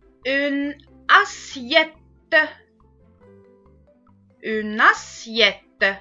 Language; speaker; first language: French; non-native, local second language; Arabic